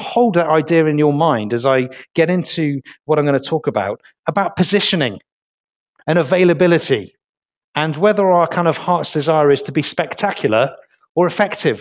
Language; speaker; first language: English; native; English